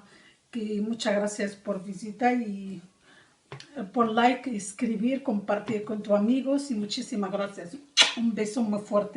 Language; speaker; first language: Spanish; non-native, learner; Arabic